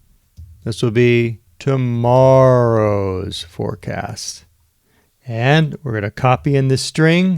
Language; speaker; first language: English; native; English